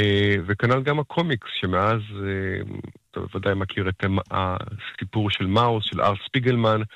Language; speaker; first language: Hebrew; native; Hebrew